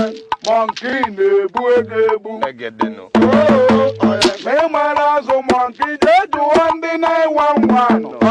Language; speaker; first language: Igbo; native; Igbo